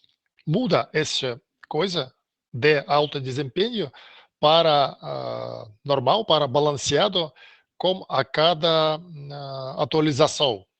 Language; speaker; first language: Portuguese; non-native, learner; Russian